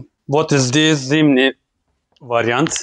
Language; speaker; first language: Russian; non-native, learner; Turkish